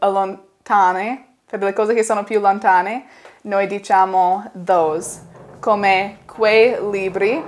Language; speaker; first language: Italian; non-native, fluent; English